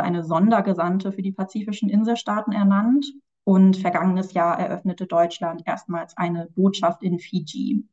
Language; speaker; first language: German; native; German